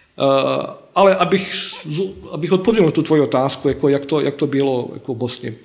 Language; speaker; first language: Czech; non-native, fluent; Bosnian